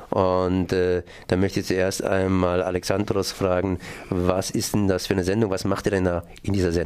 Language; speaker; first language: German; native; German